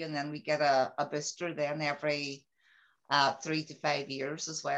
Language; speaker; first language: English; native; English